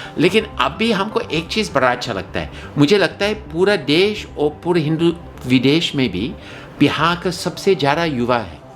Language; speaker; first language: Hindi; non-native, fluent; English